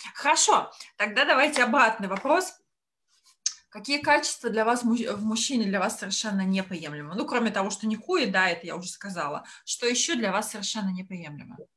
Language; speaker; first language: Russian; native; Russian